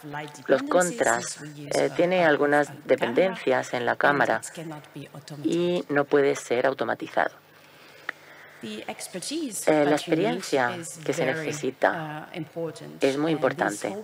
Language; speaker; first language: Spanish; non-native, fluent; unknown